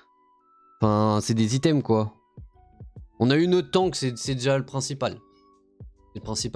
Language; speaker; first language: French; native; French